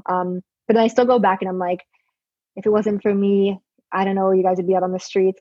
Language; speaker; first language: English; native; English